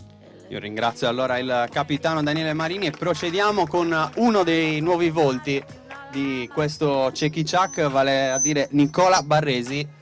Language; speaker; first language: Italian; native; Italian